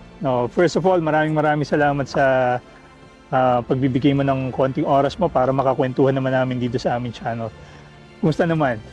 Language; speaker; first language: Filipino; native; Filipino